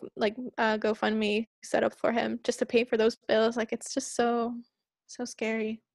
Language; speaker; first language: English; non-native, fluent; Finnish